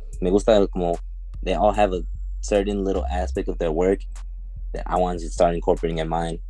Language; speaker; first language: English; early bilingual, other home language; Spanish